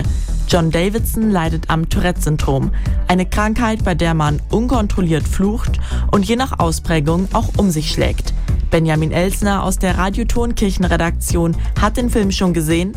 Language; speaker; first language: German; native; German